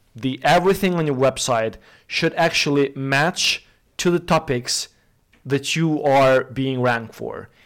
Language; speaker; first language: English; non-native, fluent; Albanian